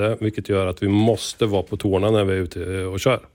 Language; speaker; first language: Swedish; native; Swedish